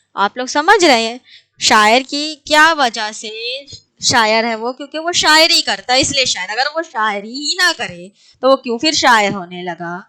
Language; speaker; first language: Urdu; native; Urdu